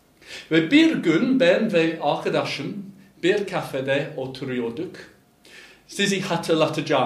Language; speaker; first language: Turkish; non-native, fluent; English